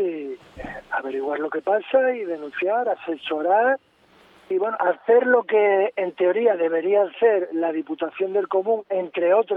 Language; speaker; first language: Spanish; native; Spanish